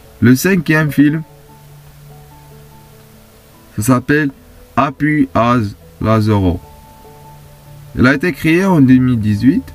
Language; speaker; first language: French; non-native, fluent; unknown